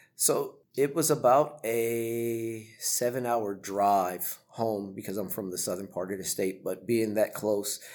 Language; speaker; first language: English; native; English